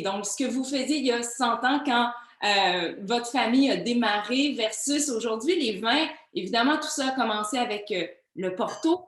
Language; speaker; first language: French; native; French